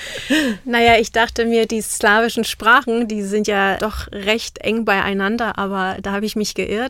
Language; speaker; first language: German; non-native, fluent; Czech